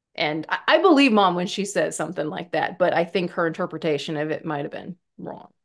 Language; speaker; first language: English; native; English